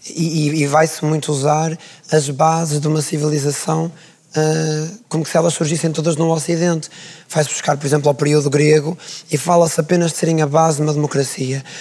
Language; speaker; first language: Portuguese; native; Portuguese